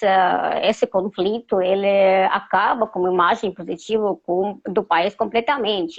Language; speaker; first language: Portuguese; non-native, fluent; Russian